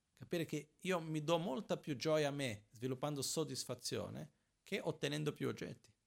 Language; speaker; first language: Italian; non-native, fluent; Portuguese